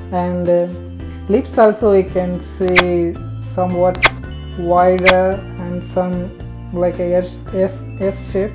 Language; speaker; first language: English; non-native, local second language; Tamil